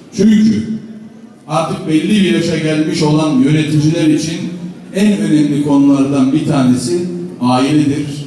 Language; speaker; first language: Turkish; native; Turkish